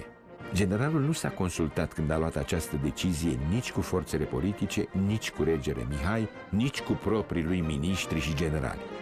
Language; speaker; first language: Romanian; native; Romanian